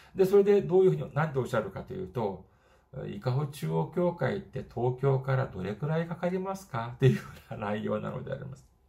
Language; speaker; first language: Japanese; non-native, fluent; Korean